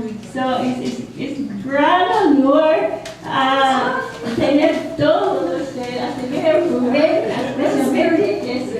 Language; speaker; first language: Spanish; non-native, learner; English